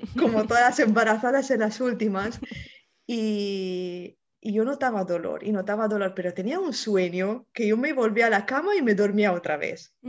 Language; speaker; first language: Spanish; non-native, fluent; Romanian